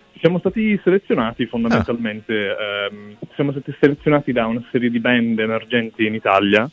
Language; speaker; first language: Italian; early bilingual, other home language; English